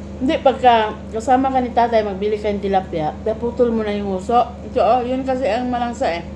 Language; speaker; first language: Filipino; non-native, local second language; Cebuano